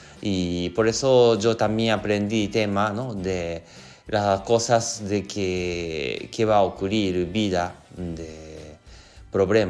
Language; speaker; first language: Spanish; non-native, learner; Japanese